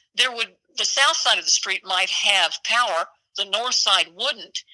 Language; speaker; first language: English; native; English